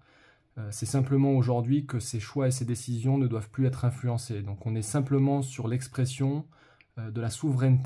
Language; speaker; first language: French; native; French